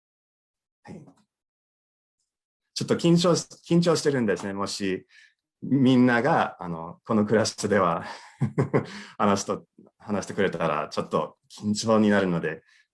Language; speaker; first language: Japanese; non-native, fluent; English